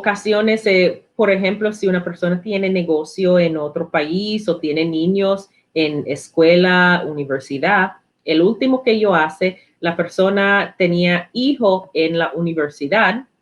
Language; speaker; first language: Spanish; non-native, learner; English